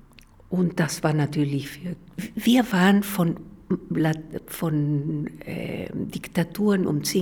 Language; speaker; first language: German; non-native, fluent; Spanish